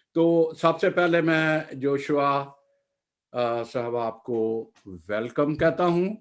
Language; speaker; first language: Urdu; non-native, local second language; Punjabi